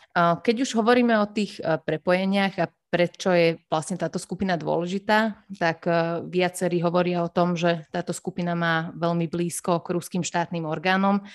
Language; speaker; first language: Slovak; native; Slovak